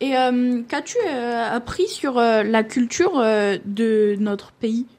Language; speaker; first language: French; native; French